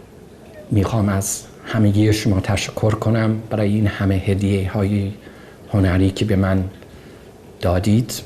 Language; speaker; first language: Persian; non-native, fluent; English